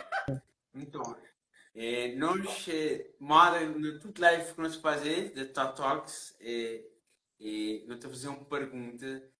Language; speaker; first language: Portuguese; non-native, local second language; Kabuverdianu